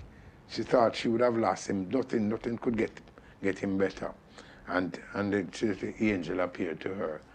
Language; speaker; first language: English; native; English